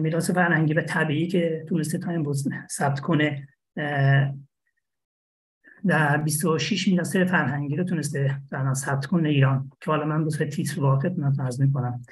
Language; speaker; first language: Persian; native; Persian